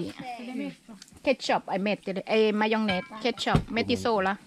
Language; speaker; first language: Italian; non-native, learner; Thai